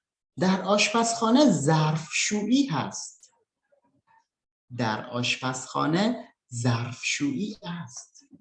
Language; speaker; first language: Persian; non-native, fluent; Indonesian